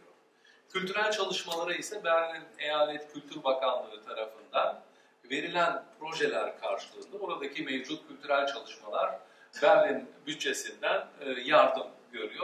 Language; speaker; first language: Turkish; early bilingual, heritage; Turkish